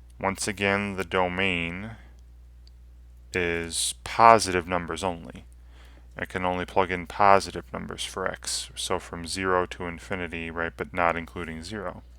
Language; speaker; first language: English; native; English